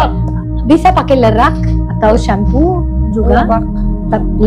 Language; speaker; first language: Indonesian; non-native, learner; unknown